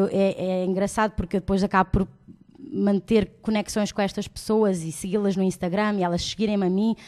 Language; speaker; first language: Portuguese; native; Portuguese